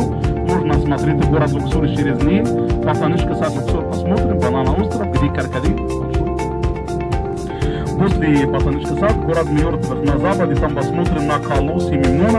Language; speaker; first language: Russian; non-native, learner; Arabic